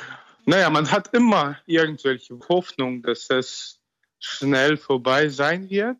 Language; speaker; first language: German; non-native, fluent; Ukrainian